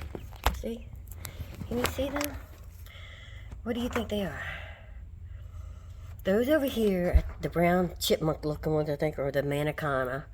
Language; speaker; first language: English; native; English